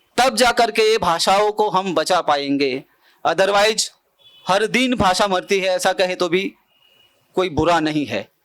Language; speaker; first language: Hindi; non-native, local second language; Bhili